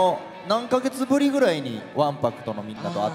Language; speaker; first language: Japanese; native; Japanese